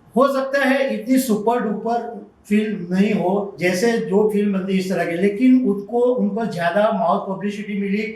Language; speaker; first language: Hindi; non-native, local second language; Gujarati